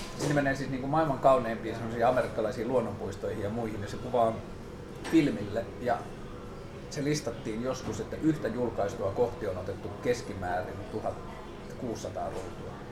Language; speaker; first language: Finnish; native; Finnish